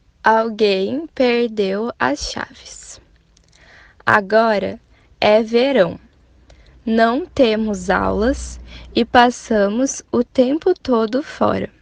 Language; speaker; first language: Portuguese; non-native, learner; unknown